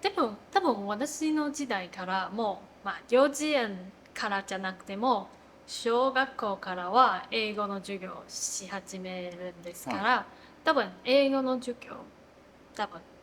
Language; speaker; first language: Japanese; non-native, fluent; Chinese